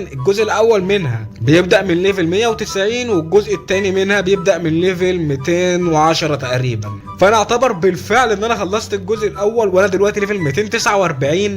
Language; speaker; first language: Arabic; native; Arabic